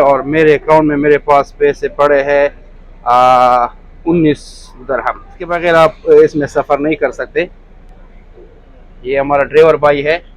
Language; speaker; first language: Hindi; non-native, local second language; Punjabi